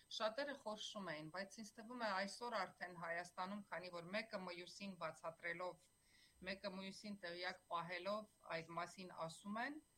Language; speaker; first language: Armenian; native; Armenian